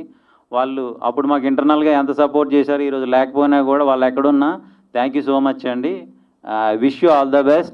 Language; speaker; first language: Telugu; native; Telugu